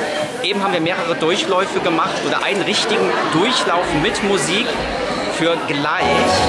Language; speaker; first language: German; native; German